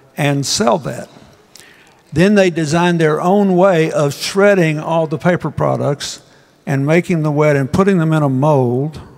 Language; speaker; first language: English; native; English